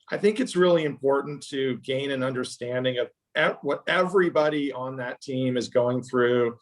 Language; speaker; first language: English; native; English